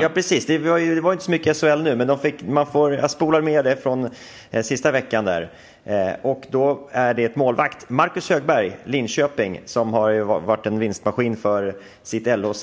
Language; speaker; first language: Swedish; native; Swedish